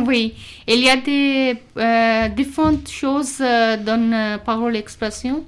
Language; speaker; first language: French; non-native, learner; Urdu